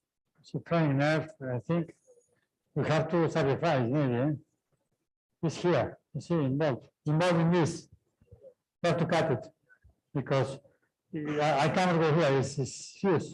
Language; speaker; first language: English; non-native, fluent; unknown